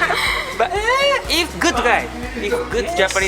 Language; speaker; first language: English; non-native, learner; Japanese